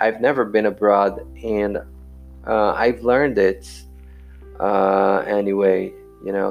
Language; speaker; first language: English; non-native, fluent; Portuguese